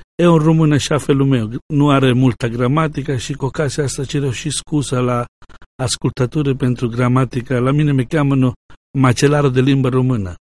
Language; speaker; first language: Romanian; non-native, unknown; Italian